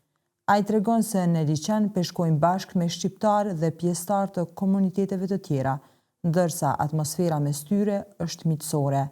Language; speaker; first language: Albanian; native; Albanian